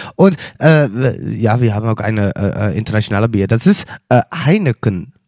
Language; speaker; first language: German; non-native, learner; Dutch